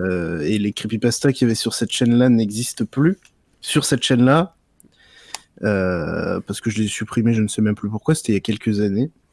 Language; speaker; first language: French; native; French